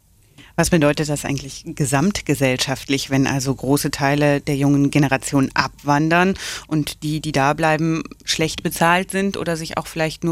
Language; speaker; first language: German; native; German